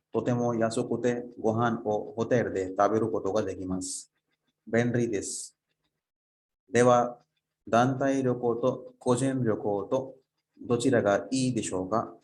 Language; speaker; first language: Japanese; non-native, fluent; Urdu